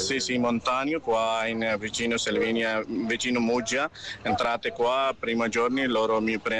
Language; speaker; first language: Italian; non-native, learner; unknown